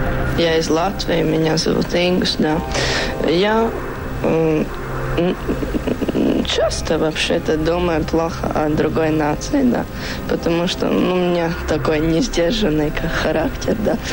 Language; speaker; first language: Russian; non-native, local second language; Latvian